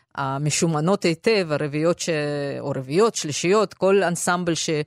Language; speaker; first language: Hebrew; non-native, fluent; Russian